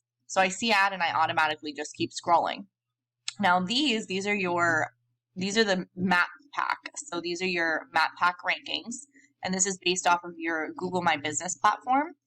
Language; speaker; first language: English; native; English